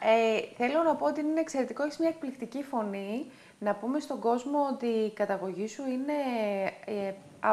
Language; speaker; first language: Greek; native; Greek